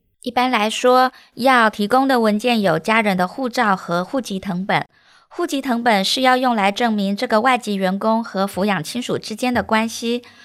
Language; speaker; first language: Chinese; native; Chinese